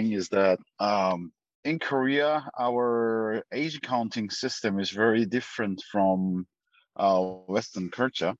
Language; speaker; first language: English; non-native, fluent; Korean